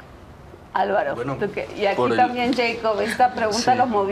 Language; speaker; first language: Spanish; native; Spanish